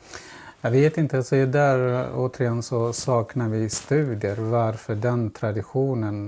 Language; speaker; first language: Swedish; non-native, fluent; Central Kurdish